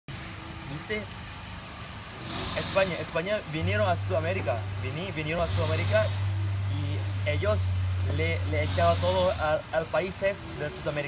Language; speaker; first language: Spanish; non-native, learner; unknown